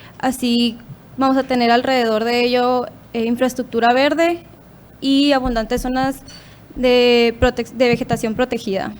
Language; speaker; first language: Spanish; native; Spanish